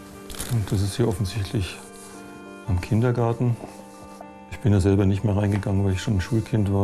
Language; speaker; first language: German; early bilingual, other home language; Estonian